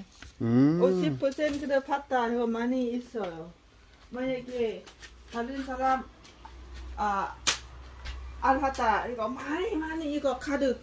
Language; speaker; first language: Korean; non-native, learner; Lao